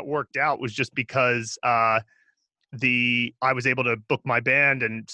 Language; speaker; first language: English; native; English